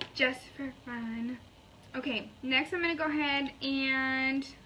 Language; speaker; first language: English; early bilingual, other home language; Spanish